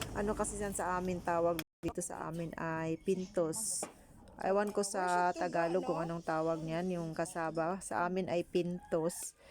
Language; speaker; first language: Filipino; non-native, local second language; Cebuano